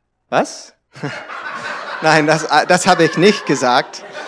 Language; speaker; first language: German; non-native, learner; English